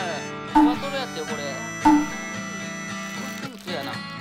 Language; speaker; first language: Japanese; native; Japanese